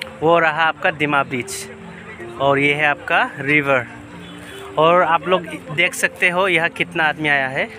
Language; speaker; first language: Hindi; non-native, local second language; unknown